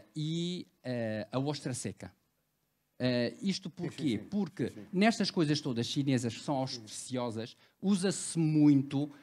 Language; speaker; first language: Portuguese; early bilingual, other home language; Cantonese